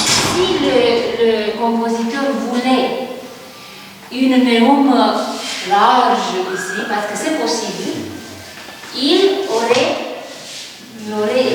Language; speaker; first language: French; non-native, fluent; Italian